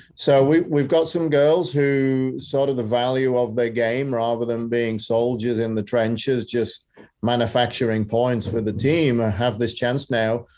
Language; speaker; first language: English; native; English